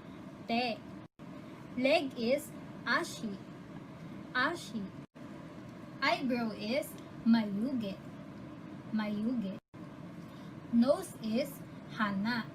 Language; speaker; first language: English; non-native, local second language; Filipino